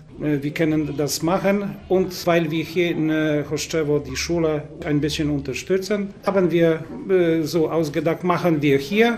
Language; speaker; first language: German; non-native, learner; Polish